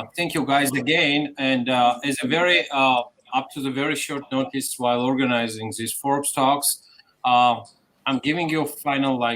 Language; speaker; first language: English; non-native, fluent; Georgian